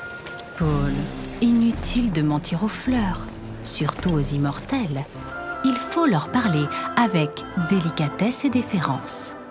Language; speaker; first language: French; native; French